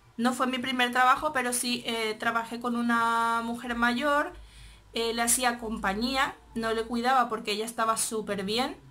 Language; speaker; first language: Spanish; native; Spanish